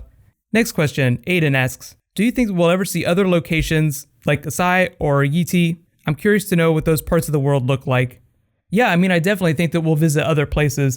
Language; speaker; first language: English; native; English